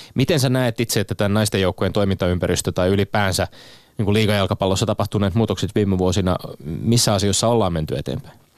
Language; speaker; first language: Finnish; native; Finnish